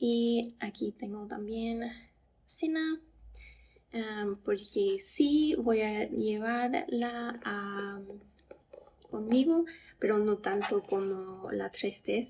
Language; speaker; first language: Spanish; non-native, fluent; English